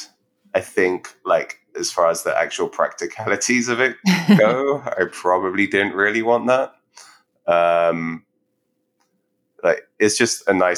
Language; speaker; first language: English; native; English